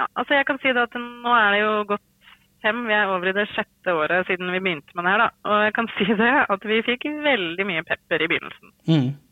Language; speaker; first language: Norwegian; native; Norwegian